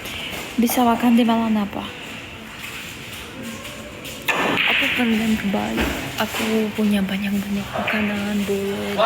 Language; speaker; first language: Indonesian; non-native, learner; Russian